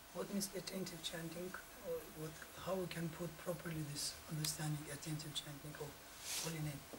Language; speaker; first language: English; non-native, learner; Russian